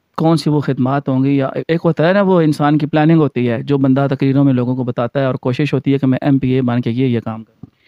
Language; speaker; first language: Urdu; non-native, local second language; Punjabi